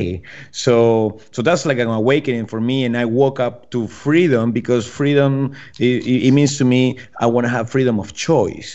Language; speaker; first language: English; non-native, fluent; Spanish